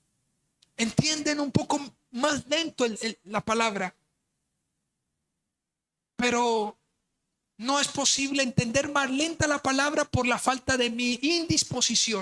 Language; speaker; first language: Spanish; native; Spanish